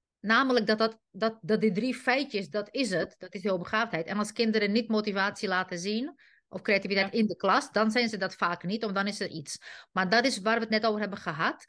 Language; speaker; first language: Dutch; non-native, fluent; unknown